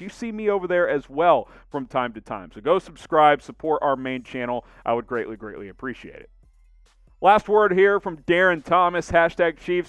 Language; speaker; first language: English; native; English